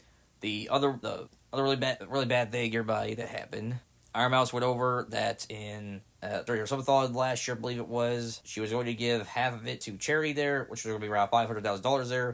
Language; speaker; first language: English; native; English